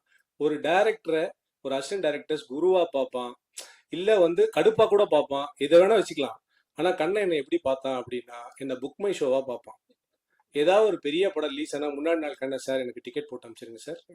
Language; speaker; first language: Tamil; native; Tamil